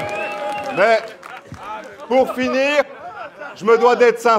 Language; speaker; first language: French; native; French